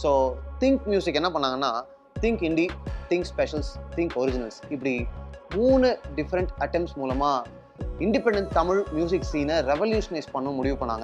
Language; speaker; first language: Tamil; native; Tamil